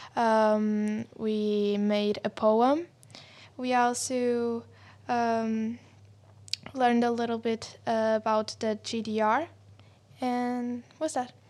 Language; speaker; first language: English; non-native, learner; Portuguese